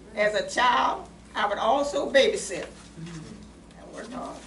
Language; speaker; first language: English; native; English